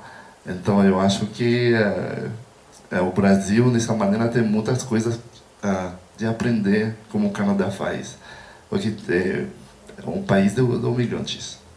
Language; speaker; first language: Portuguese; non-native, learner; Haitian Creole